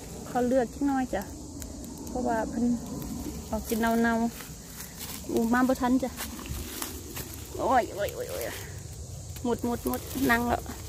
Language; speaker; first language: Thai; non-native, local second language; Northeastern Thai